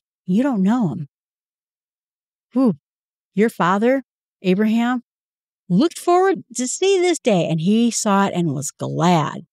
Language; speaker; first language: English; native; English